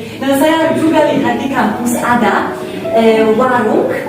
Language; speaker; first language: Indonesian; non-native, fluent; Polish